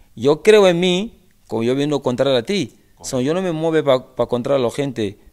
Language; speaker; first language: Spanish; non-native, fluent; French